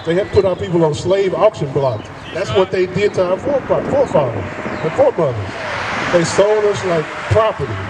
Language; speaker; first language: English; native; English